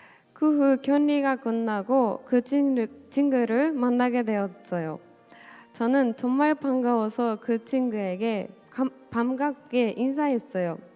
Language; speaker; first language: Korean; non-native, fluent; Japanese